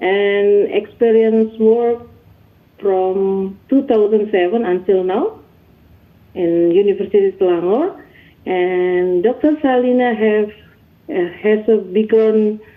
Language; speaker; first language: English; non-native, learner; Indonesian